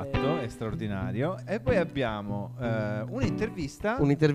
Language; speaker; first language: Italian; native; Italian